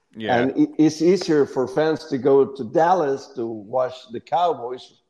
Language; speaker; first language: English; non-native, fluent; Spanish